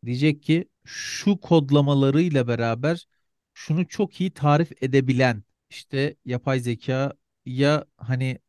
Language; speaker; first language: Turkish; native; Turkish